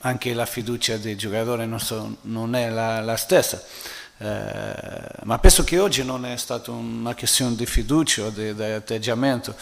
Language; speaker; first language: Italian; non-native, fluent; Portuguese